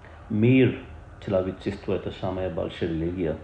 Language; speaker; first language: Russian; non-native, learner; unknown